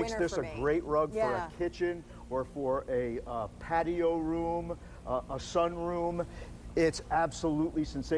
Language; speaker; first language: English; native; English